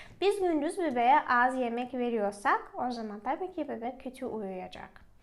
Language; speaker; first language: Turkish; non-native, fluent; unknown